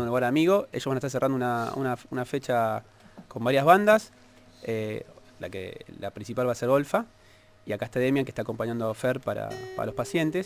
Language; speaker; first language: Spanish; native; Spanish